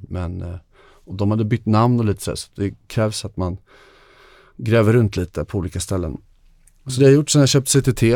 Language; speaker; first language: Swedish; native; Swedish